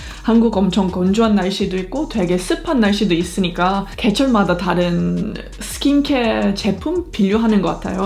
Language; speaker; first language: Korean; non-native, fluent; English